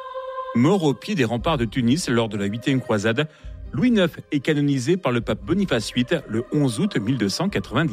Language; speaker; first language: French; native; French